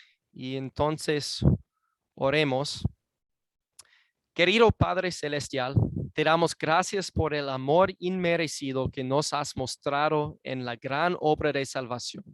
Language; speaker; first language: Spanish; non-native, fluent; English